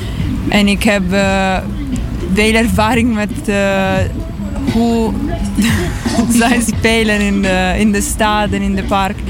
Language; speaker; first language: Dutch; non-native, learner; Italian